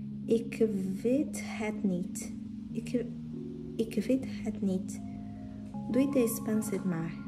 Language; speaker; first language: Dutch; non-native, learner; Portuguese